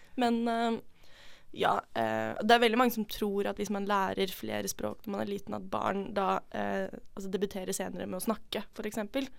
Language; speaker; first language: Norwegian; non-native, local second language; Icelandic